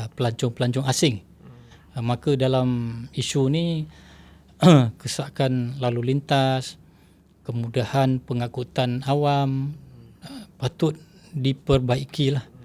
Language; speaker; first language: Malay; non-native, local second language; Chinese